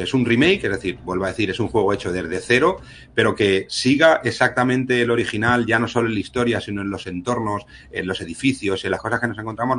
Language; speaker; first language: Spanish; native; Spanish